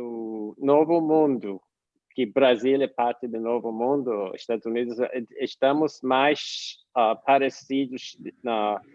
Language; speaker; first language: Portuguese; non-native, fluent; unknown